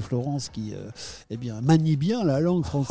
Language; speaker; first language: French; native; French